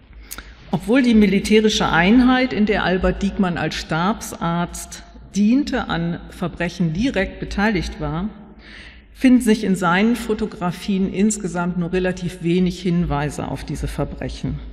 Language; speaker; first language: German; native; German